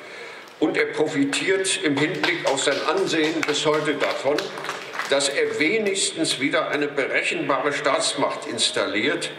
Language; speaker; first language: German; native; German